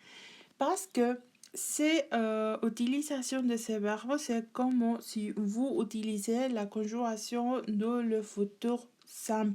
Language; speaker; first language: French; non-native, learner; Spanish